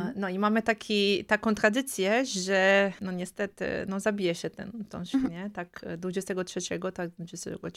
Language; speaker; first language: Polish; non-native, fluent; Romanian